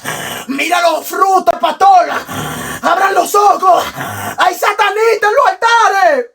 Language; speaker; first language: Spanish; native; Spanish